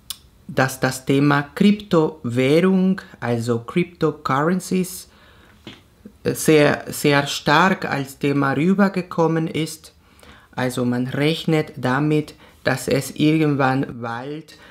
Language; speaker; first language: German; non-native, fluent; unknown